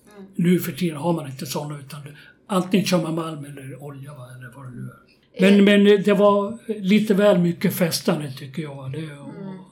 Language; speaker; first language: Swedish; native; Swedish